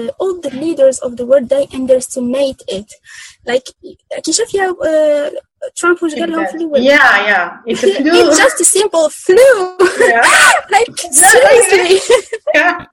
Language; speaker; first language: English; non-native, local second language; Arabic